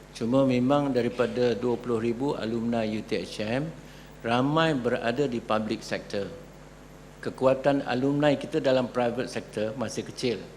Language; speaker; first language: Malay; native; Malay